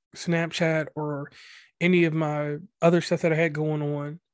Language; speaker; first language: English; native; English